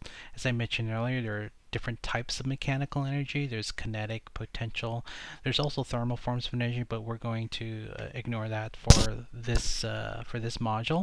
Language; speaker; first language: English; native; English